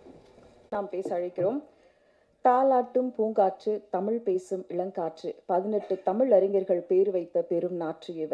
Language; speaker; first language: Tamil; native; Tamil